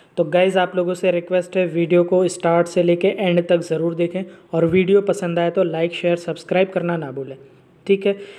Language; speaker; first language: Hindi; native; Hindi